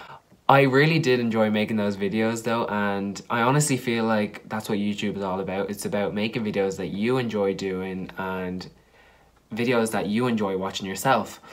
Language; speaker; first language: English; native; English